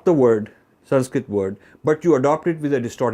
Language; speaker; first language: English; non-native, local second language; Hindi